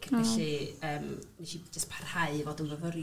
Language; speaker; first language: Welsh; native; Welsh